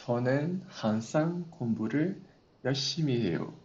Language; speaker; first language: Korean; non-native, fluent; Portuguese